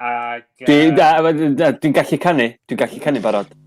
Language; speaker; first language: Welsh; native; Welsh